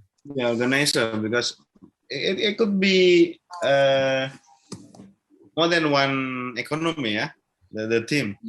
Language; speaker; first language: English; non-native, learner; Malay